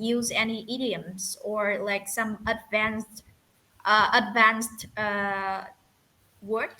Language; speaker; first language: English; non-native, fluent; Vietnamese